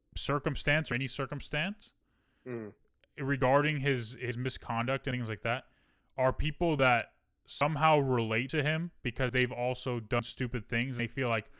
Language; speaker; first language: English; native; English